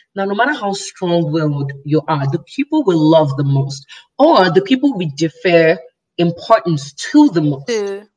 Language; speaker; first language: English; non-native, local second language; Yoruba